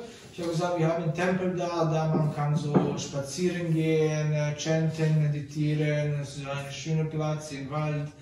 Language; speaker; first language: German; non-native, learner; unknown